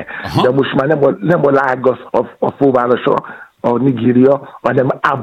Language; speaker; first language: Hungarian; non-native, fluent; Yoruba